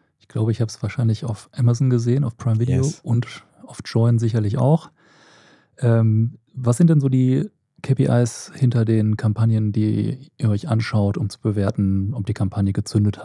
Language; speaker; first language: German; native; German